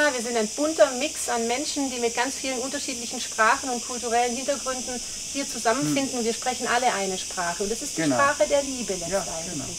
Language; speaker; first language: German; native; German